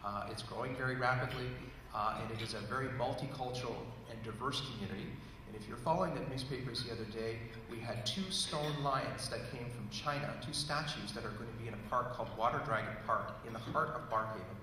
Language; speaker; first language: English; native; English